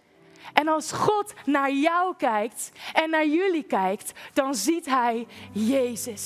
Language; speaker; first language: Dutch; native; Dutch